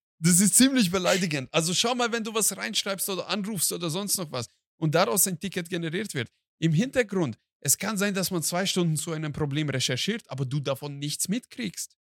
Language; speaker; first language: German; non-native, fluent; Hungarian